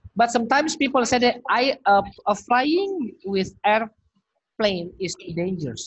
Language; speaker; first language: English; non-native, fluent; Indonesian